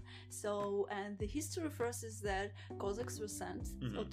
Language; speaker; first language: English; non-native, fluent; Russian